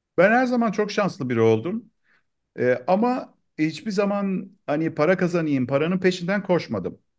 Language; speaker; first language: Turkish; native; Turkish